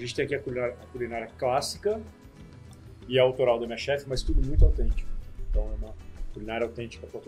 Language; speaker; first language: Portuguese; native; Portuguese